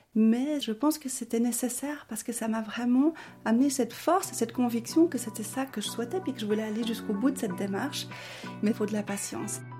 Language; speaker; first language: French; early bilingual, other home language; Spanish